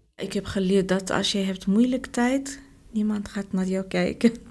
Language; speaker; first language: Dutch; non-native, learner; Arabic